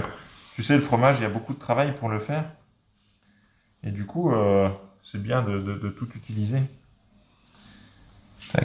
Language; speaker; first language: French; native; French